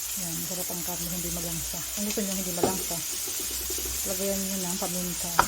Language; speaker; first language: Filipino; non-native, local second language; Bikol